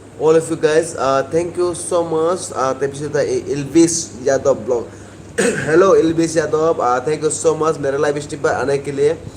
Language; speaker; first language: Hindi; non-native, local second language; Kok Borok